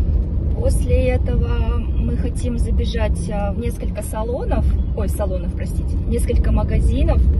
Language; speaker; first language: Russian; native; Russian